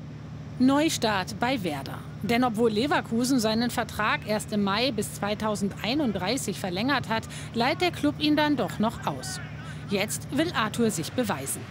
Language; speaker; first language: German; native; German